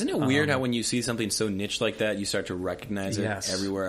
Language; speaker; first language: English; native; English